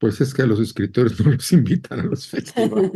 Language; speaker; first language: Spanish; native; Spanish